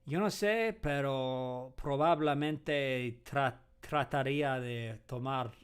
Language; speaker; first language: Spanish; non-native, learner; English